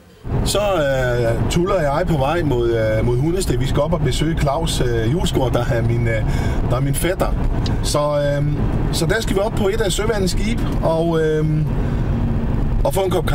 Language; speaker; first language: Danish; native; Danish